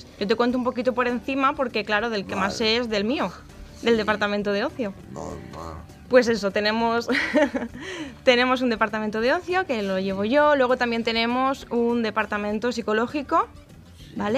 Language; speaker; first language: Spanish; native; Spanish